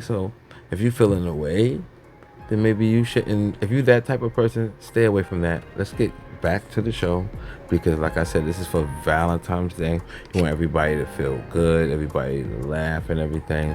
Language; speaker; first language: English; native; English